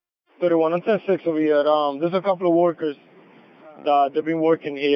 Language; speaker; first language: English; native; English